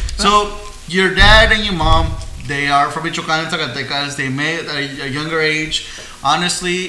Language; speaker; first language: English; early bilingual, other home language; Spanish